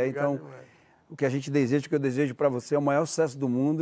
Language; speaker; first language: Portuguese; native; Portuguese